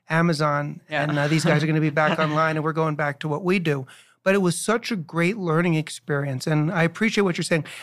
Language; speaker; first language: English; native; English